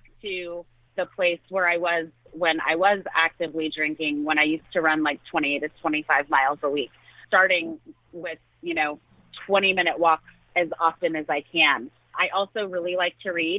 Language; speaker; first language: English; native; English